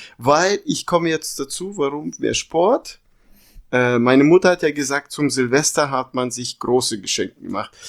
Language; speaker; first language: German; early bilingual, other home language; Russian